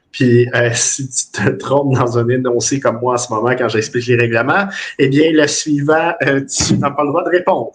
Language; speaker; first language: French; native; French